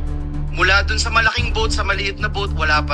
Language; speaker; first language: Filipino; native; Filipino